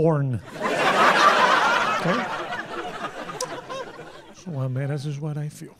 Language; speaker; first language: English; non-native, fluent; Portuguese